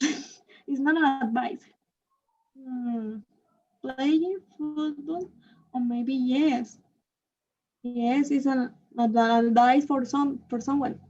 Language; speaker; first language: English; non-native, learner; Spanish